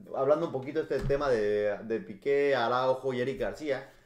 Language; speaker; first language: Spanish; native; Spanish